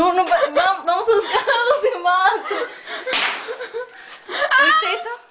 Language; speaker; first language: Spanish; native; Spanish